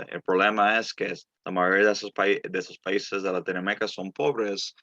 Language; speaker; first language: Spanish; early bilingual, heritage; Spanish